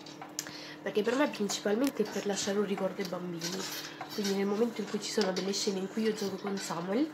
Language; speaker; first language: Italian; native; Italian